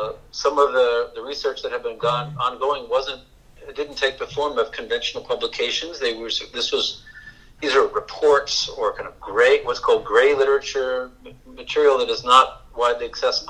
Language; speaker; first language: English; native; English